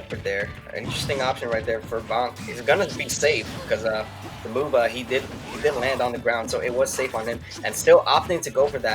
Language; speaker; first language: English; native; English